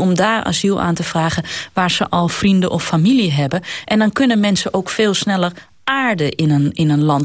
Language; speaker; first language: Dutch; native; Dutch